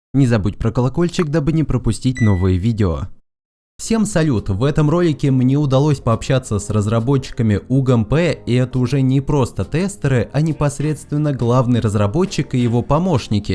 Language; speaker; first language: Russian; native; Russian